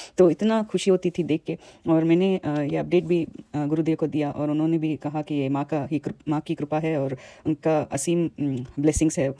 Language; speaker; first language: Hindi; non-native, local second language; Tamil